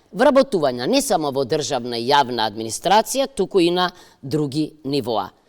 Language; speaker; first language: Macedonian; native; Macedonian